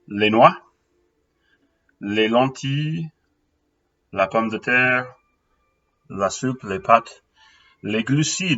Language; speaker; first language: French; non-native, fluent; English